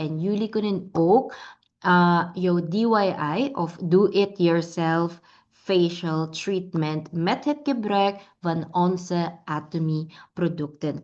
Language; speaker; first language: Dutch; non-native, learner; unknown